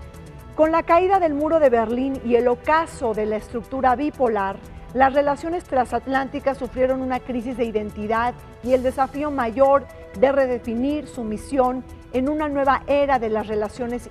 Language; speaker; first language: Spanish; native; Spanish